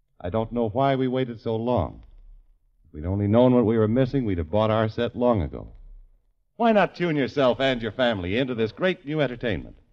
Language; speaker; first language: English; native; English